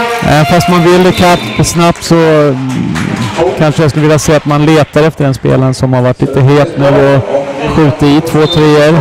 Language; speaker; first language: Swedish; native; Swedish